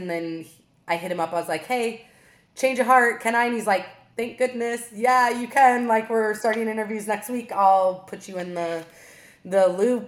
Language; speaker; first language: English; native; English